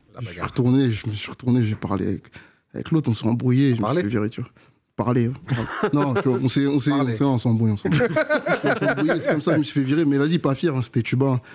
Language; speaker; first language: French; native; French